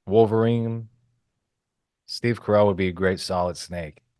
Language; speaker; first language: English; native; English